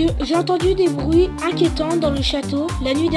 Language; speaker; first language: French; native; French